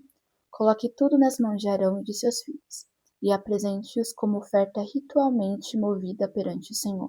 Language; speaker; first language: Portuguese; native; Portuguese